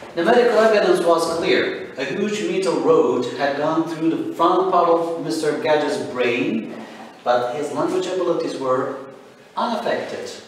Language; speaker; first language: English; non-native, fluent; Turkish